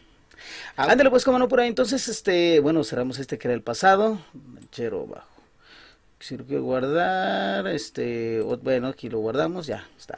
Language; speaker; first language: Spanish; native; Spanish